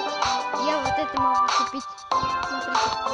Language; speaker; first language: Russian; non-native, local second language; Kazakh